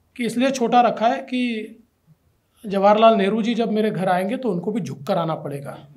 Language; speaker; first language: Hindi; non-native, local second language; Marathi